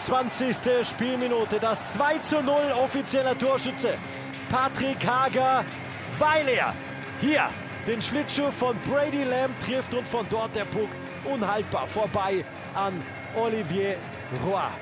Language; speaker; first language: German; native; German